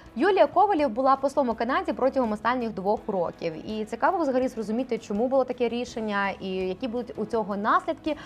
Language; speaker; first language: Ukrainian; native; Ukrainian